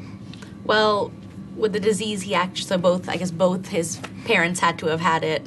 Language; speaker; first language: English; native; English